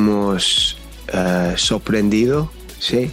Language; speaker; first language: Spanish; non-native, learner; English